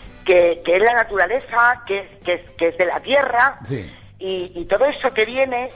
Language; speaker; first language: Spanish; native; Spanish